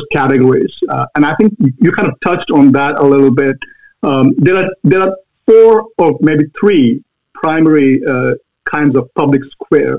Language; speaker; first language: English; non-native, local second language; Malayalam